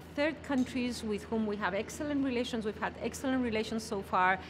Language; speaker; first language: English; non-native, fluent; Greek